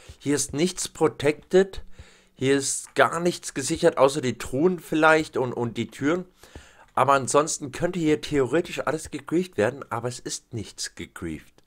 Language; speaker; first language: German; native; German